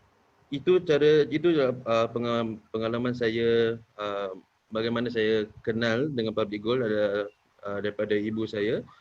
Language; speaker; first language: Malay; native; Malay